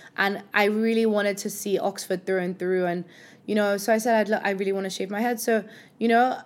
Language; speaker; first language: English; non-native, local second language; Yoruba